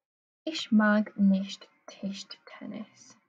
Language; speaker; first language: German; non-native, fluent; English